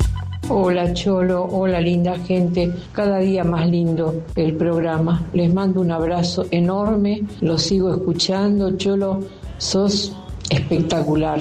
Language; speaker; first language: Spanish; native; Spanish